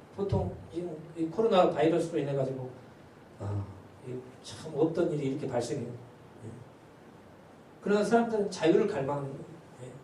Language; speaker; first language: Korean; native; Korean